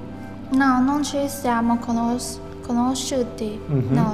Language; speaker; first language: Italian; non-native, learner; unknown